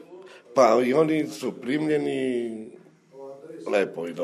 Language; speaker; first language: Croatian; non-native, local second language; Romany